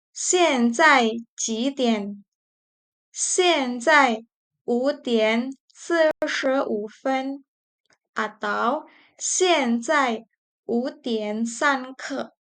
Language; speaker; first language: Chinese; non-native, fluent; Indonesian